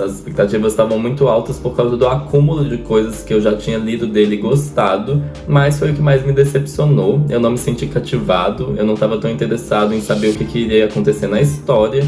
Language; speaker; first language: Portuguese; native; Portuguese